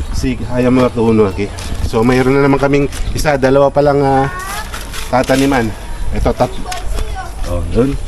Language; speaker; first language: Filipino; native; Filipino